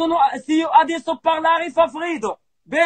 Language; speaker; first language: Italian; non-native, learner; Arabic